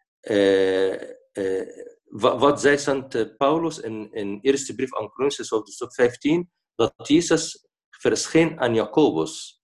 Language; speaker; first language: Dutch; non-native, fluent; Arabic